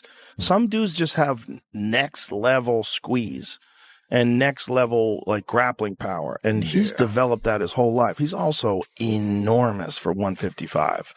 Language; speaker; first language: English; native; English